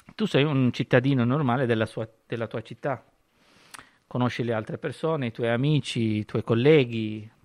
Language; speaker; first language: Italian; non-native, fluent; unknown